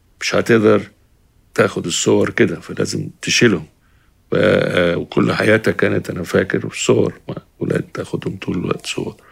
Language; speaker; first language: Arabic; native; Arabic